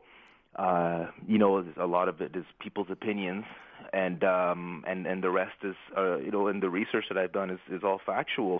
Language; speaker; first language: English; native; English